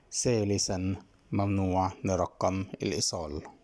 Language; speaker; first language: Arabic; native; Arabic